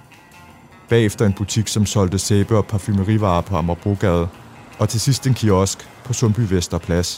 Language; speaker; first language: Danish; native; Danish